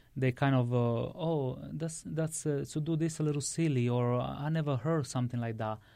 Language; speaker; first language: English; non-native, fluent; Italian